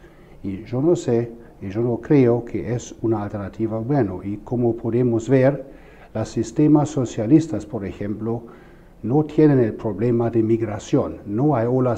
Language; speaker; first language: Spanish; non-native, fluent; German